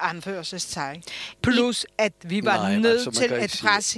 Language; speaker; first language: Danish; non-native, fluent; Polish